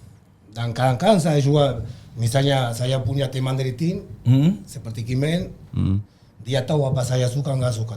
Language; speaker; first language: Indonesian; non-native, learner; Spanish